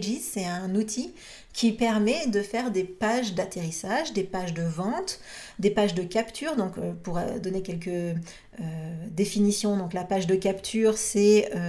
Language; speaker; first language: French; native; French